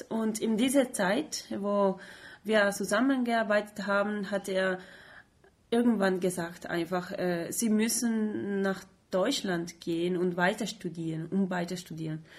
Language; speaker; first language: German; non-native, fluent; Spanish